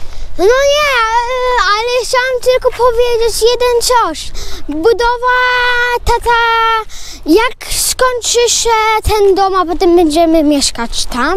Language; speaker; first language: Polish; early bilingual, heritage; Polish